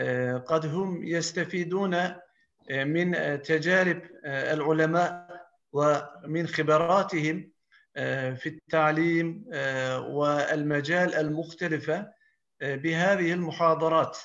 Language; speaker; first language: Arabic; non-native, fluent; Turkish